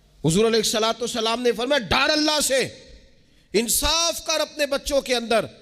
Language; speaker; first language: Urdu; non-native, local second language; Punjabi